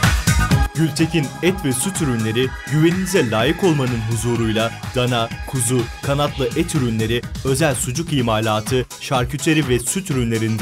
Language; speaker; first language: Turkish; native; Turkish